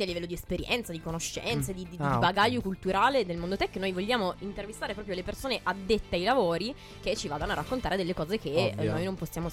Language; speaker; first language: Italian; native; Italian